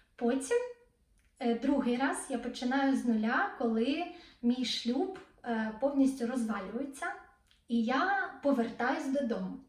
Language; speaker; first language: Ukrainian; non-native, local second language; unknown